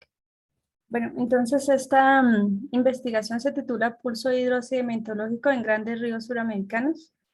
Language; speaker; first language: Spanish; native; Spanish